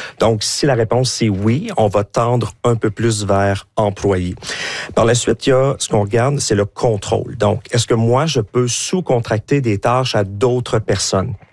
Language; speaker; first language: French; native; French